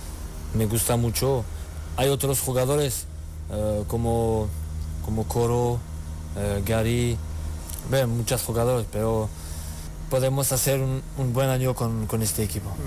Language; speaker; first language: Spanish; non-native, learner; French